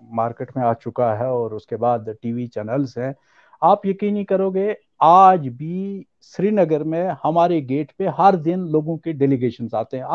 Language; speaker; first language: Urdu; non-native, local second language; Pahari-Potwari